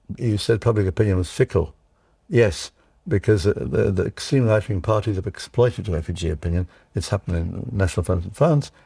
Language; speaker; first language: English; early bilingual, other home language; Czech